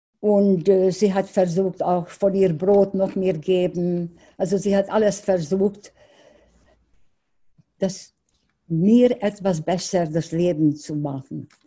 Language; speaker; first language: German; non-native, fluent; Hungarian